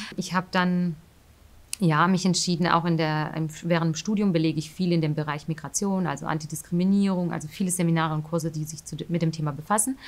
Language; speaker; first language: German; early bilingual, other home language; Albanian